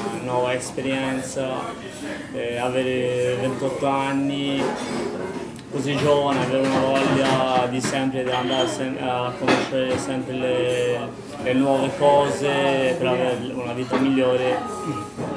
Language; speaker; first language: Italian; non-native, fluent; Albanian